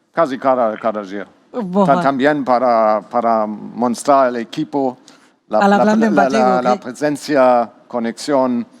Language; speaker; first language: Spanish; non-native, learner; German